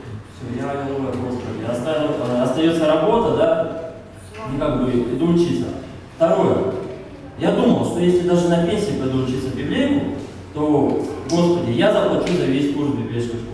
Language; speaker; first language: Russian; native; Russian